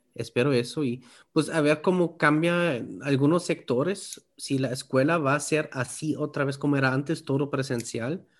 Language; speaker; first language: Spanish; non-native, fluent; German